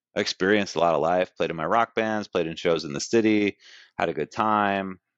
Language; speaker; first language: English; native; English